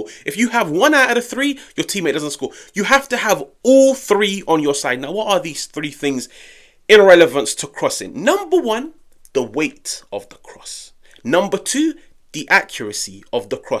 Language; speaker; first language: English; native; English